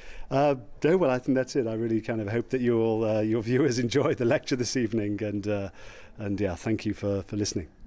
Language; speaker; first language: English; native; English